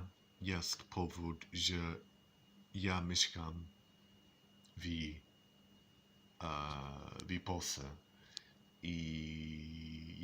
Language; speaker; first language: Polish; non-native, learner; English